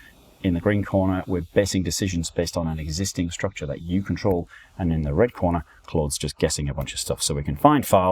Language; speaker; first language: English; native; English